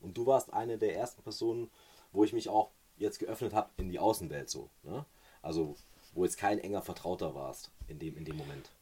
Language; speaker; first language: German; native; German